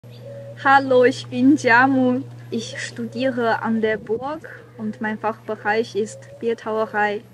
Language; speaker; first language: German; non-native, learner; Chinese